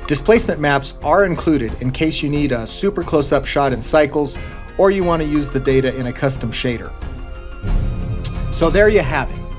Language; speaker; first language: English; native; English